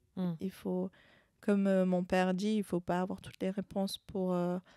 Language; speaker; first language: French; native; French